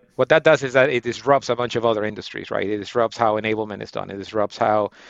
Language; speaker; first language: English; non-native, fluent; Spanish